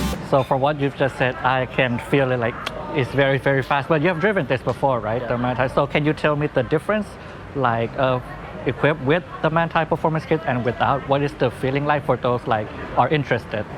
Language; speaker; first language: English; non-native, fluent; Thai